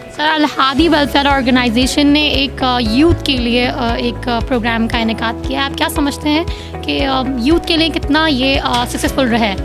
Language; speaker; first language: Urdu; native; Urdu